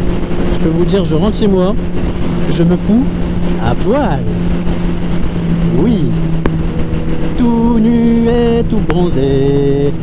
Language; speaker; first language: French; native; French